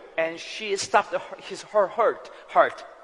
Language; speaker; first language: English; non-native, learner; Korean